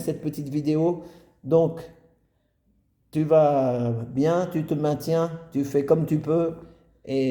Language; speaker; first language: French; native; French